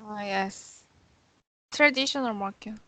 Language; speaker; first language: English; non-native, learner; Korean